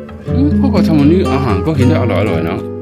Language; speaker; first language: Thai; non-native, learner; Chinese